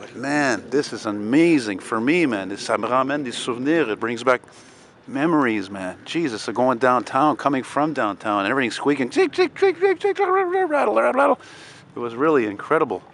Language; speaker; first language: English; native; English